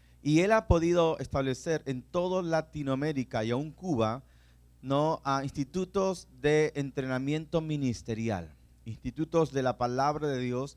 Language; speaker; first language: Spanish; native; Spanish